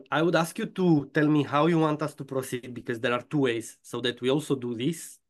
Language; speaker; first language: English; non-native, fluent; Romanian